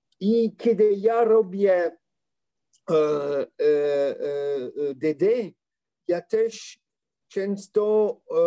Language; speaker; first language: Polish; non-native, learner; French